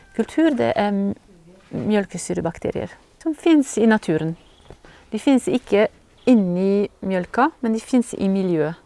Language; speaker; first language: Norwegian; non-native, fluent; French